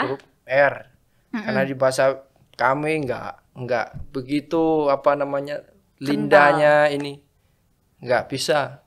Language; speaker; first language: Indonesian; non-native, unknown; Vietnamese